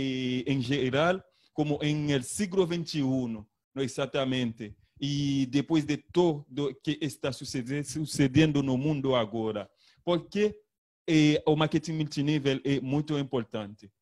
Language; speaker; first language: Portuguese; non-native, learner; Haitian Creole